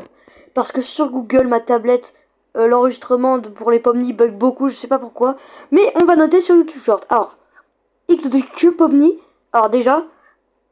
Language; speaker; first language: French; native; French